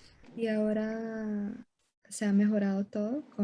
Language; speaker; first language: Spanish; early bilingual, heritage; Spanish